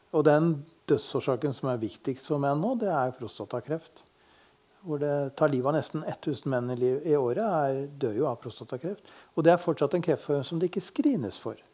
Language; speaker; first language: Norwegian; native; Norwegian